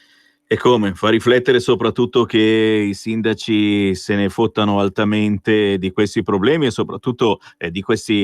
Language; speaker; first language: Italian; native; Italian